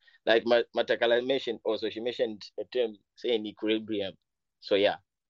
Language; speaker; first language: English; non-native, local second language; Bemba